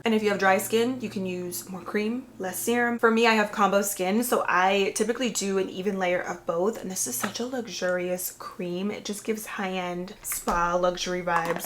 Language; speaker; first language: English; native; English